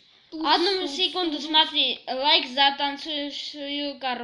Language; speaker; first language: Russian; early bilingual, heritage; Russian